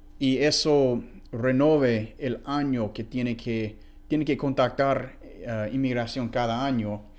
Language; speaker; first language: Spanish; non-native, fluent; English